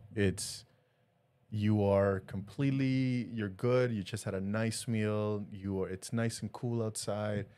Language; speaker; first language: English; early bilingual, other home language; Spanish